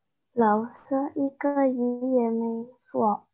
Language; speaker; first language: Chinese; non-native, learner; Indonesian